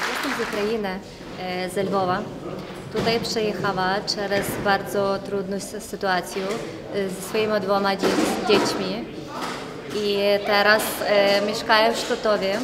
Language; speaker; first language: Polish; non-native, learner; Ukrainian